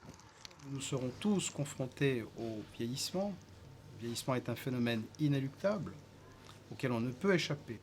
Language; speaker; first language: French; native; French